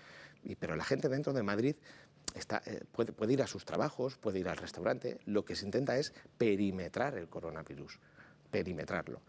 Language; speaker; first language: Spanish; native; Spanish